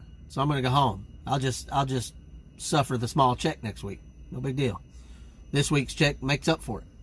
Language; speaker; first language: English; native; English